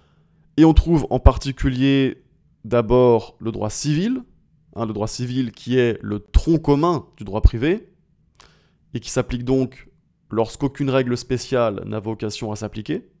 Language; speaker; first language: French; native; French